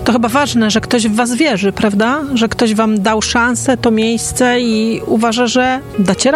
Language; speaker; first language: Polish; native; Polish